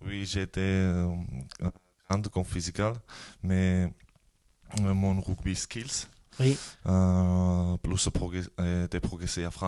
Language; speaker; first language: French; non-native, learner; Georgian